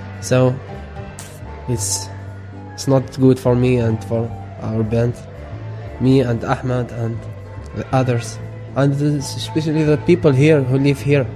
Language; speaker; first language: English; non-native, learner; Arabic